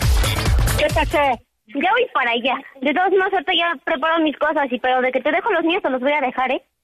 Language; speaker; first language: Spanish; native; Spanish